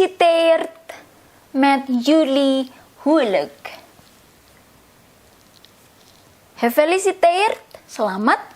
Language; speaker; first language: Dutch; non-native, fluent; Indonesian